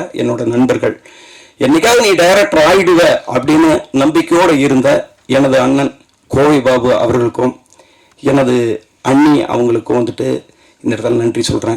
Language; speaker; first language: Tamil; native; Tamil